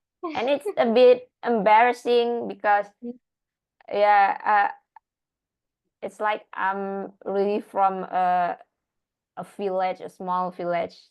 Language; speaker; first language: English; non-native, learner; Indonesian